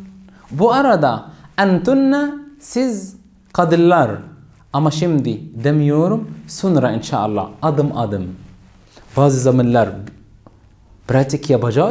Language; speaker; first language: Turkish; non-native, learner; Arabic